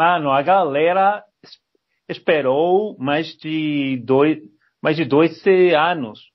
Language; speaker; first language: Portuguese; non-native, learner; Spanish